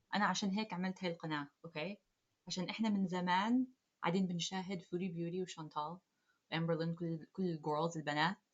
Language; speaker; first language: Arabic; early bilingual, heritage; Arabic